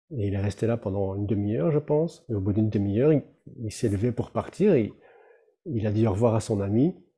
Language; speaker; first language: French; native; French